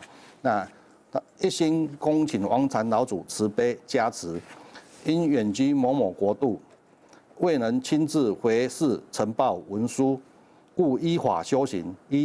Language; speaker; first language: Chinese; native; Chinese